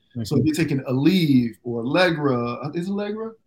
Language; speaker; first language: English; native; English